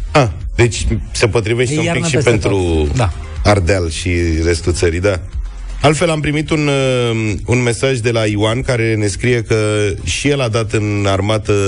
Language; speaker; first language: Romanian; native; Romanian